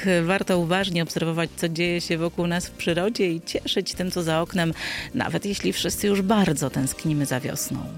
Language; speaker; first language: Polish; native; Polish